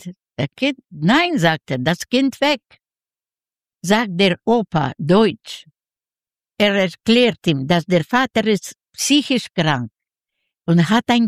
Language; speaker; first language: German; non-native, learner; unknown